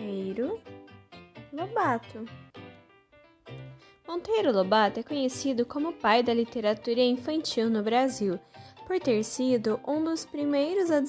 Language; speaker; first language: Portuguese; native; Portuguese